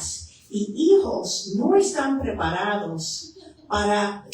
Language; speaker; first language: Spanish; non-native, fluent; English